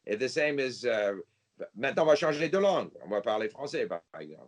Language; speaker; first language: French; non-native, learner; English